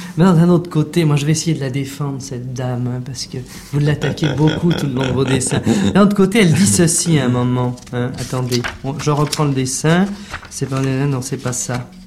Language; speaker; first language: French; native; French